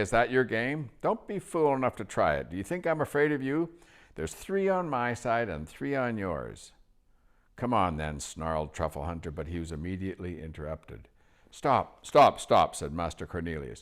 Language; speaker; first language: English; native; English